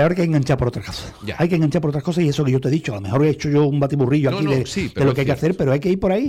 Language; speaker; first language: Spanish; native; Spanish